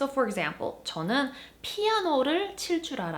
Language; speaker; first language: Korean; early bilingual, heritage; Korean